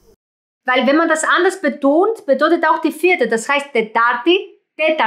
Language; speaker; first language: German; non-native, fluent; Greek